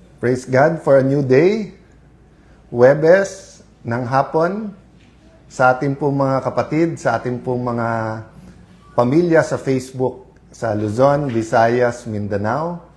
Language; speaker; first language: Filipino; native; Filipino